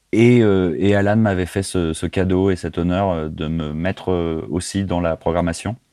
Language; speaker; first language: French; native; French